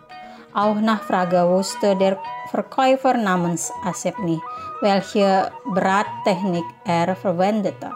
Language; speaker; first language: German; non-native, fluent; Indonesian